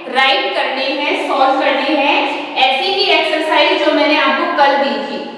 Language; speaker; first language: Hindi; native; Hindi